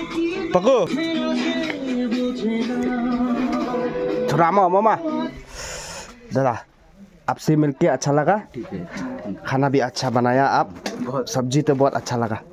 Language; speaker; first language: Hindi; non-native, local second language; Khasi